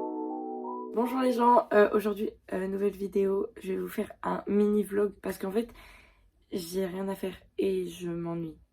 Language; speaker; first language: French; native; French